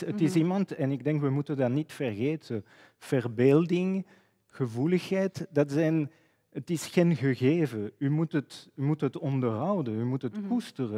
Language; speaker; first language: Dutch; non-native, fluent; French